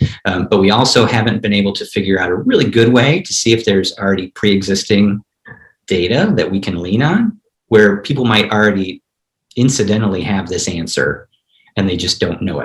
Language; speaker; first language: English; native; English